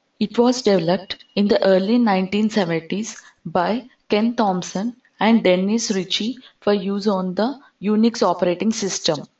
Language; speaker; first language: English; non-native, local second language; Telugu